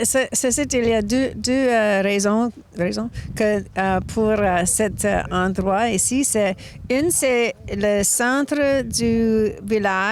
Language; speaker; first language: French; non-native, local second language; English